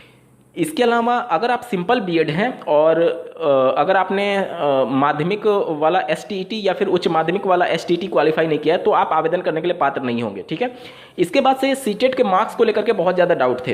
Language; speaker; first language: Hindi; native; Hindi